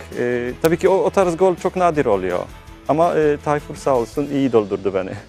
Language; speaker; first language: Turkish; early bilingual, heritage; Turkish